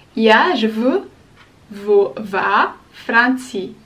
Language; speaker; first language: Russian; non-native, learner; Malagasy